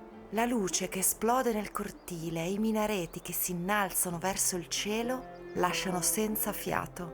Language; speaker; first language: Italian; native; Italian